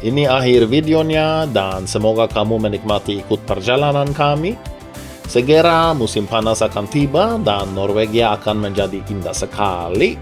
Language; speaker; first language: Indonesian; non-native, fluent; Norwegian